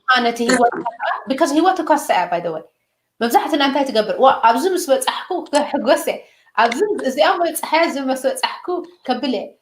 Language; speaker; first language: Tigrinya; native; Tigrinya